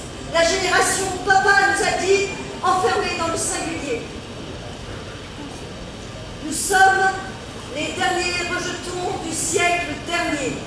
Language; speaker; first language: French; native; French